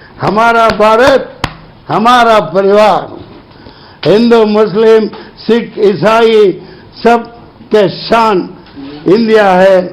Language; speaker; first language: Hindi; non-native, local second language; Tamil